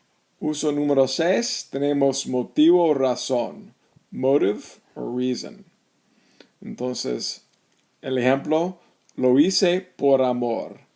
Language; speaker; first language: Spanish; non-native, fluent; English